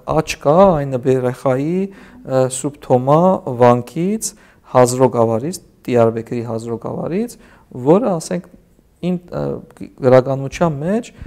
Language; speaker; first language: Armenian; native; Armenian